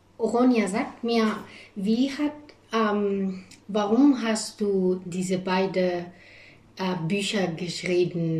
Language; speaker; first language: German; non-native, fluent; Spanish